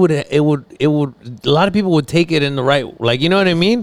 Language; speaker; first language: English; early bilingual, other home language; Spanish